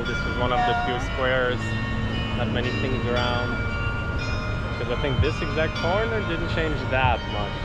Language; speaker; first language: English; non-native, fluent; Ukrainian